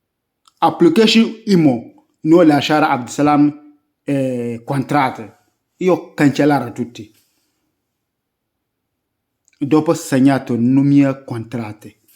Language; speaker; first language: Italian; non-native, learner; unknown